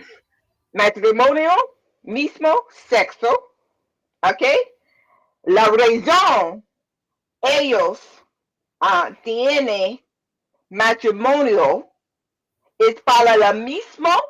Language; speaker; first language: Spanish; non-native, learner; English